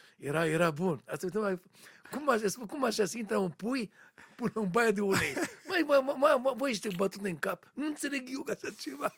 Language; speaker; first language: Romanian; non-native, learner; Hebrew